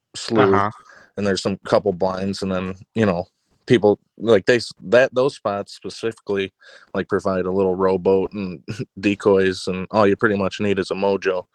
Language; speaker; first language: English; native; English